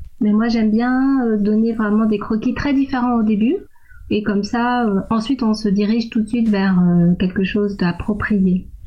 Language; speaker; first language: French; non-native, fluent; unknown